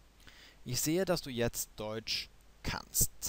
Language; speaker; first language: German; non-native, fluent; Swedish